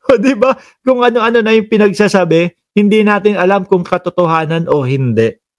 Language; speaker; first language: Filipino; non-native, local second language; Cebuano